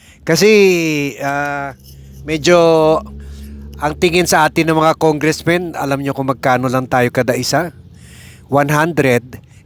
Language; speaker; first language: Filipino; native; Filipino